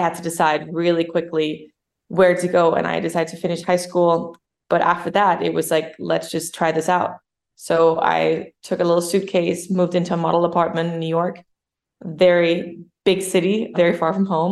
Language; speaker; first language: English; non-native, fluent; Danish